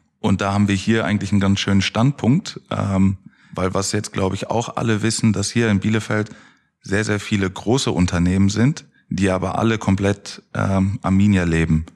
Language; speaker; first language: German; native; German